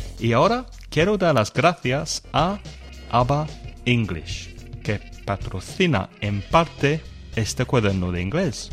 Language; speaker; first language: Spanish; non-native, fluent; English